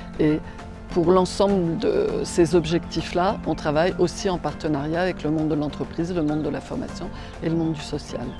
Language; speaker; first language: French; native; French